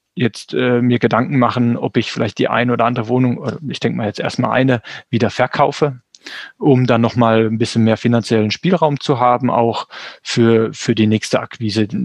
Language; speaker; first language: German; native; German